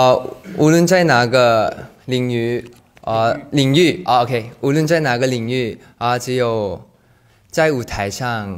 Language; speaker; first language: Chinese; non-native, learner; Thai